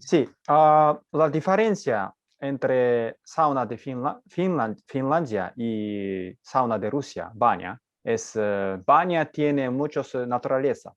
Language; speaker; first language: Spanish; non-native, learner; Japanese